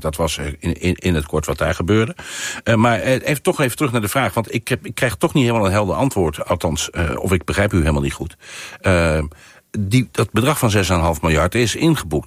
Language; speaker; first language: Dutch; native; Dutch